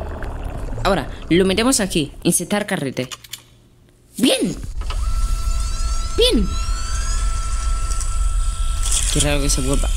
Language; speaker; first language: Spanish; native; Spanish